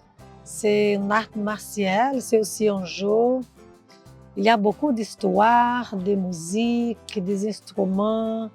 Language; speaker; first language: French; non-native, fluent; Portuguese